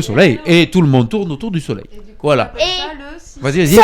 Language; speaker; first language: French; native; French